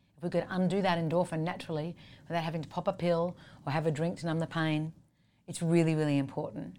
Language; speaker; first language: English; native; English